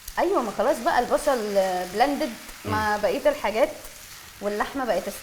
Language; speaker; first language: Arabic; native; Arabic